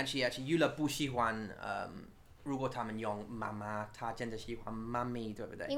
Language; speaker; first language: Chinese; non-native, learner; English